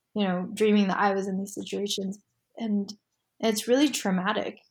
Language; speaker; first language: English; early bilingual, other home language; Spanish